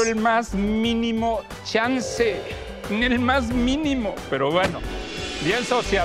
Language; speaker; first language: Spanish; native; Spanish